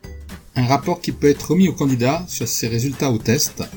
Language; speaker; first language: French; native; French